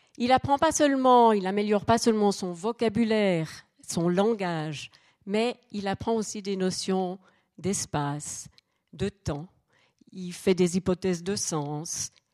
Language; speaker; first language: French; native; French